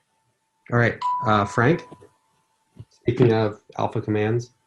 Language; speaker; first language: English; native; English